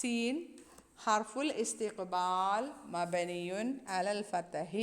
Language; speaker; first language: Arabic; non-native, fluent; Malayalam